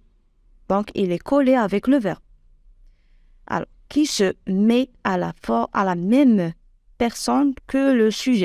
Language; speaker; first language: French; non-native, local second language; Arabic